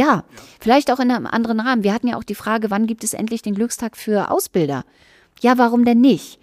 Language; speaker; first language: German; native; German